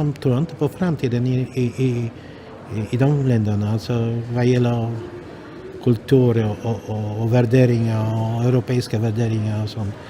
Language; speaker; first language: Swedish; non-native, fluent; Polish